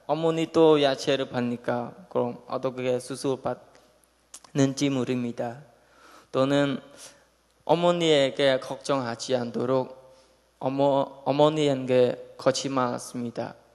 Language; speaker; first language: Korean; non-native, learner; Khmer